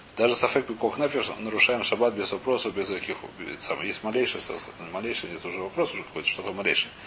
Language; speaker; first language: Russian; early bilingual, heritage; Russian